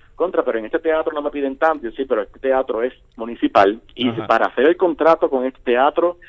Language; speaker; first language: Spanish; native; Spanish